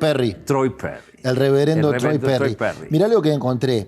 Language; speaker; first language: Spanish; native; Spanish